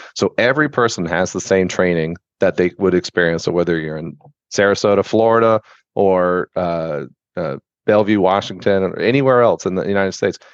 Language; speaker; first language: English; native; English